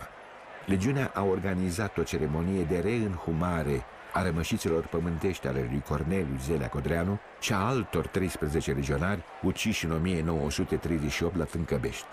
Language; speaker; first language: Romanian; native; Romanian